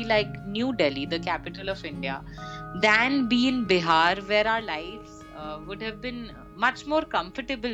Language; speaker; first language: English; non-native, local second language; Hindi